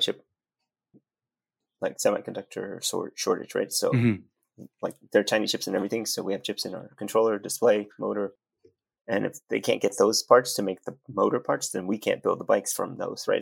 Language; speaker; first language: English; native; English